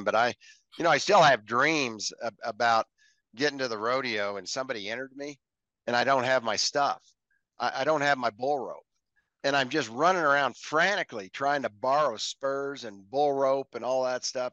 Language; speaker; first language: English; native; English